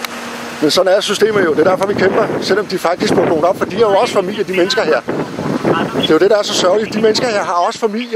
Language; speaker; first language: Danish; native; Danish